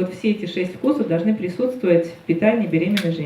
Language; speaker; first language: Russian; native; Russian